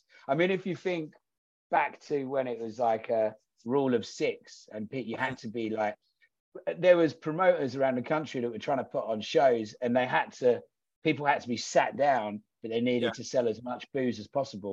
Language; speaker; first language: English; native; English